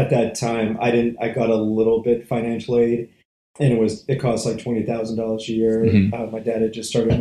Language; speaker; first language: English; native; English